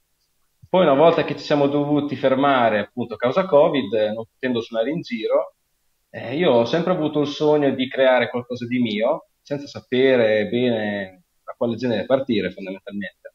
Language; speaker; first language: Italian; native; Italian